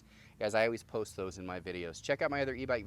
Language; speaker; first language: English; native; English